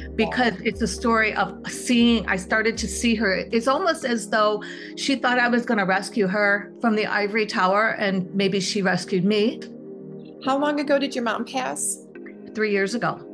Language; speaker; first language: English; native; English